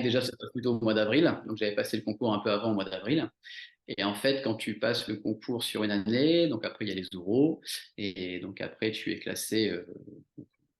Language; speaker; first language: French; native; French